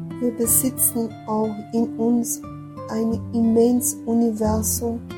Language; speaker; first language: German; non-native, learner; Portuguese